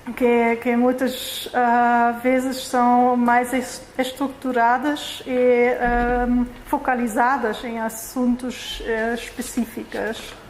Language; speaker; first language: Portuguese; non-native, fluent; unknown